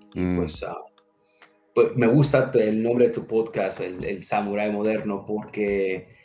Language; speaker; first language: Spanish; early bilingual, heritage; Spanish